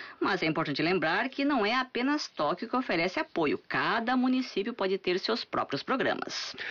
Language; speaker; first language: Portuguese; native; Portuguese